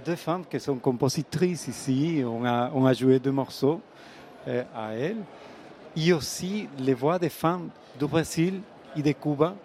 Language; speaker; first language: French; non-native, fluent; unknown